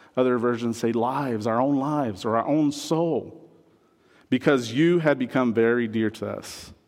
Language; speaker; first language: English; non-native, fluent; French